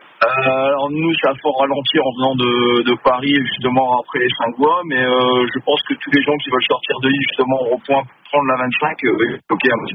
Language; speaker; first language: French; native; French